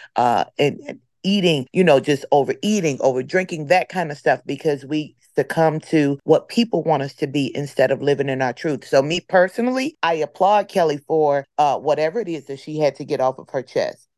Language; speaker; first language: English; native; English